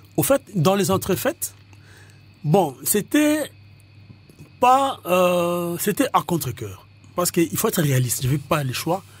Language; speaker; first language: French; non-native, local second language; Lingala